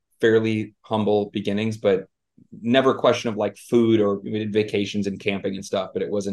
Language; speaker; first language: English; native; English